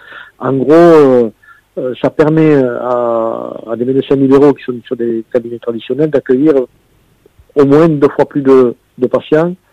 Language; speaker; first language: French; native; French